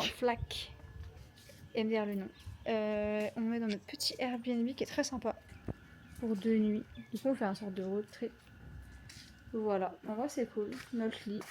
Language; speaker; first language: French; native; French